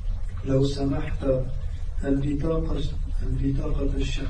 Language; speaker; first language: Arabic; non-native, learner; French